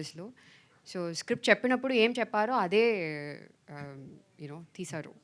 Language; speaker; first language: Telugu; non-native, fluent; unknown